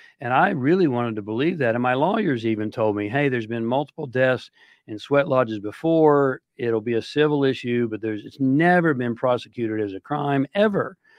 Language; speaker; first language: English; native; English